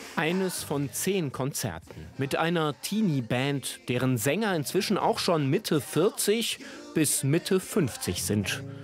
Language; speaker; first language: German; native; German